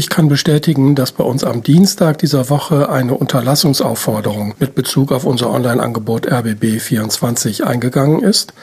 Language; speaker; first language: German; native; German